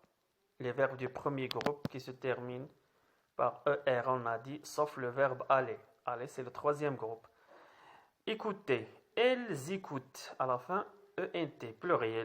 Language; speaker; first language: French; non-native, local second language; Arabic